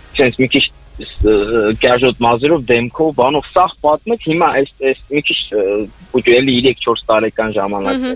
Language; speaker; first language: Armenian; native; Armenian